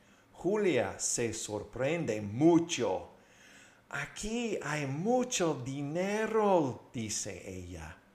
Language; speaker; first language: Spanish; non-native, fluent; English